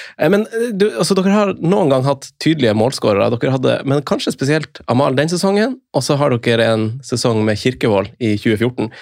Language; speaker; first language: Norwegian; native; Norwegian